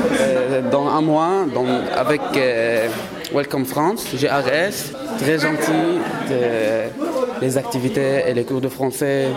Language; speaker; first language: French; non-native, learner; Arabic